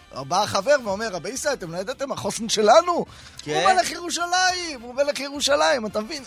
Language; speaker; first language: Hebrew; native; Hebrew